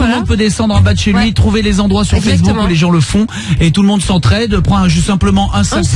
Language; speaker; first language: French; native; French